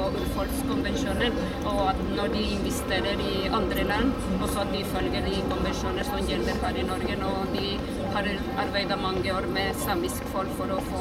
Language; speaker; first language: Norwegian; non-native, fluent; Spanish